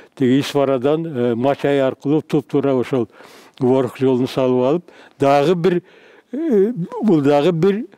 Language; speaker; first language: Kyrgyz; native; Kyrgyz